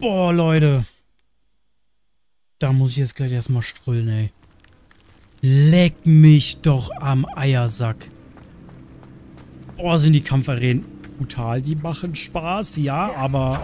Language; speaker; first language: German; native; German